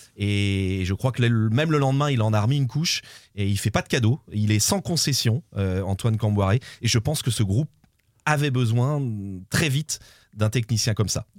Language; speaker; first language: French; native; French